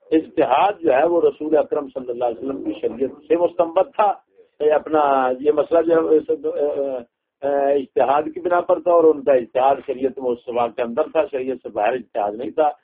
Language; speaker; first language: Urdu; non-native, local second language; Punjabi